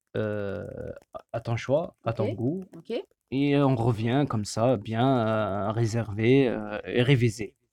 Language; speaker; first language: French; non-native, local second language; Arabic